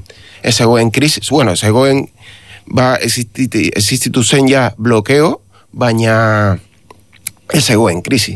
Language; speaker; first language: Basque; non-native, learner; Spanish